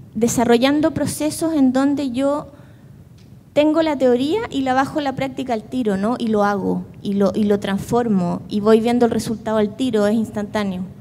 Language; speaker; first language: Spanish; native; Spanish